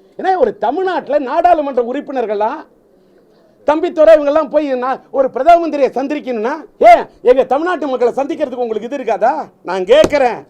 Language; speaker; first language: Tamil; native; Tamil